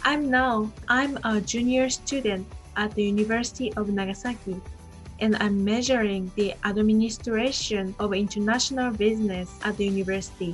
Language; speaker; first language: English; non-native, learner; Japanese